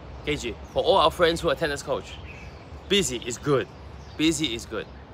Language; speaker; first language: English; non-native, local second language; Cantonese